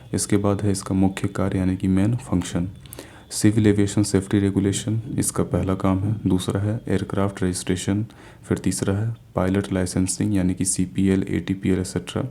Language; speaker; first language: Hindi; native; Hindi